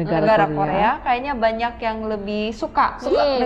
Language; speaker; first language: Indonesian; early bilingual, other home language; Korean